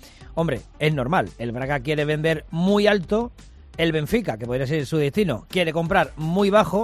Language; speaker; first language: Spanish; native; Spanish